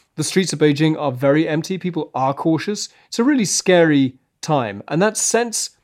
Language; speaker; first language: English; native; English